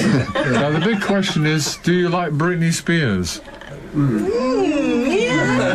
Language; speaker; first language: English; native; English